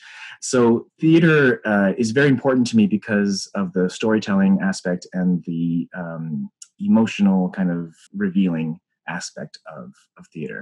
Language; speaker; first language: English; native; English